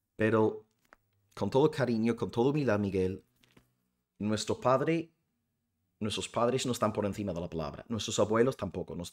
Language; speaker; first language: Spanish; non-native, fluent; English